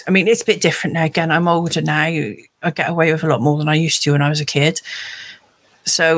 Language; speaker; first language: English; native; English